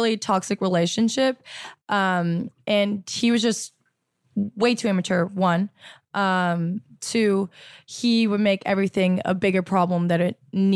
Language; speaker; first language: English; native; English